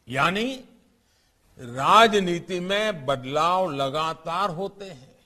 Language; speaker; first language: Hindi; non-native, local second language; Gujarati